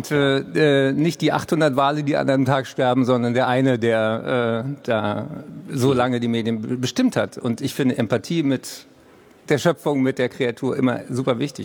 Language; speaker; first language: German; native; German